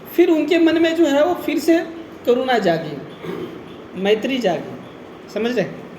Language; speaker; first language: Hindi; non-native, local second language; Marathi